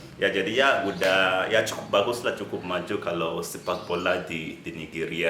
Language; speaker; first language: Indonesian; non-native, fluent; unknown